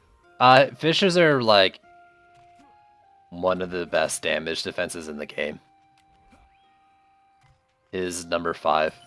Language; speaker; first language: English; native; English